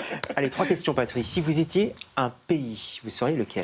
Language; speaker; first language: French; native; French